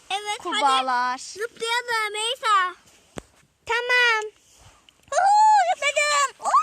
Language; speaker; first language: Turkish; native; Turkish